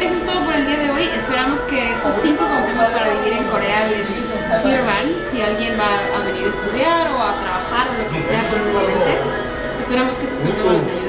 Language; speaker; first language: Spanish; native; Spanish